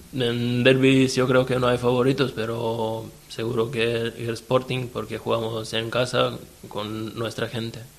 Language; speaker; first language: Spanish; non-native, fluent; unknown